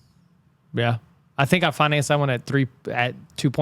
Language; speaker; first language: English; native; English